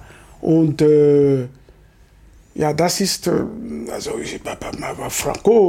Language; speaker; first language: German; non-native, fluent; Lingala